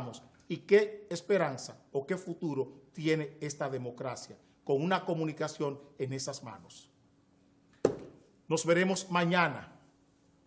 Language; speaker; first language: Spanish; native; Spanish